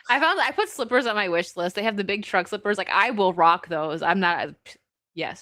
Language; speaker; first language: English; native; English